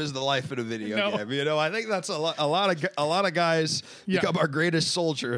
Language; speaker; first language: English; native; English